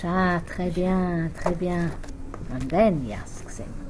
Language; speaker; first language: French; non-native, fluent; English